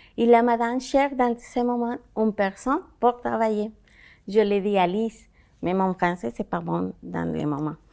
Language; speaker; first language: French; non-native, learner; Spanish